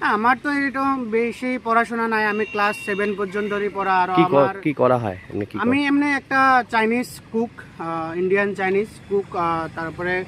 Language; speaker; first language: Bangla; native; Bangla